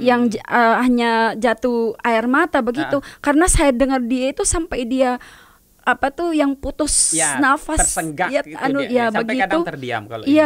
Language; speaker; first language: Indonesian; non-native, learner; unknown